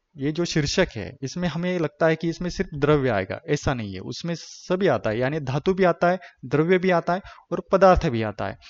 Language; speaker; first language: Hindi; non-native, local second language; Marathi